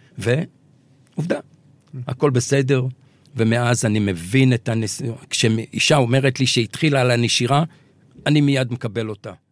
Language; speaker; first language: Hebrew; early bilingual, other home language; Arabic